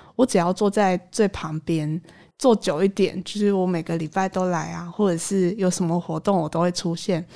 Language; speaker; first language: Chinese; native; Chinese